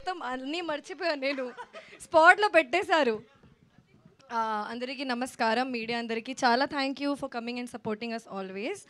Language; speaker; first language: Telugu; non-native, learner; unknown